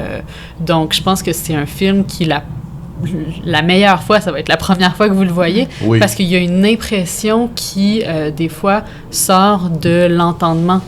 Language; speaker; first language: French; native; French